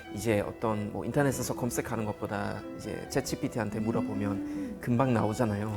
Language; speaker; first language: Korean; non-native, fluent; German